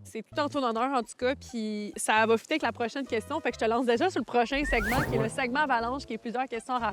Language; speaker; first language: French; native; French